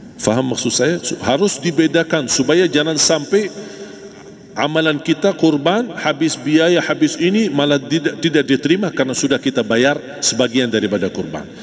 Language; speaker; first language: Malay; non-native, fluent; Arabic